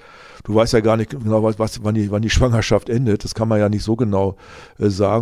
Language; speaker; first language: German; native; German